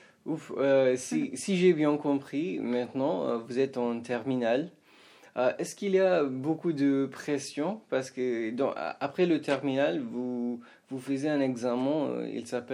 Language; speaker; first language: French; non-native, fluent; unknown